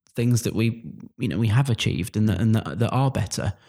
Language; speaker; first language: English; native; English